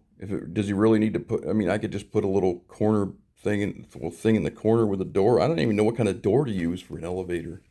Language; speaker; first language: English; native; English